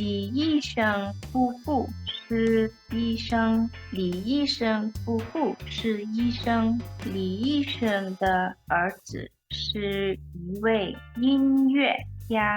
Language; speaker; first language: Chinese; non-native, learner; English